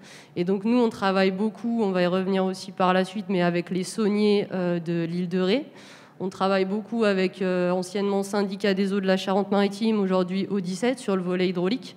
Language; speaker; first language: French; native; French